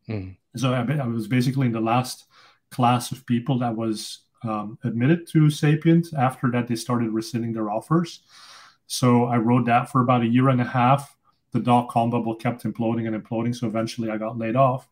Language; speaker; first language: English; non-native, fluent; Dutch